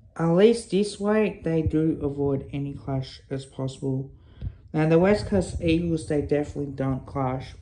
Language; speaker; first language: English; native; English